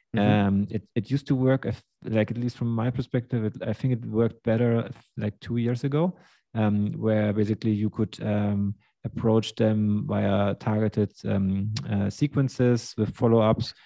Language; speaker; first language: English; early bilingual, other home language; Russian